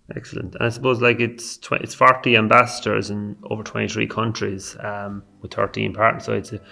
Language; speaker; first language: English; native; English